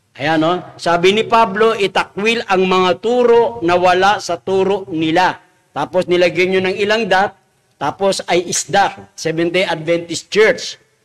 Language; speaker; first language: Filipino; native; Filipino